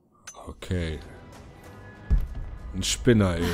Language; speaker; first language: German; native; German